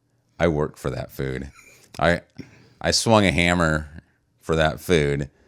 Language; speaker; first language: English; native; English